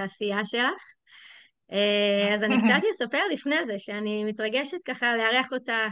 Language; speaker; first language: Hebrew; native; Hebrew